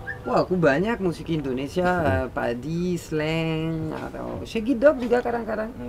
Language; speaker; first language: Indonesian; non-native, fluent; French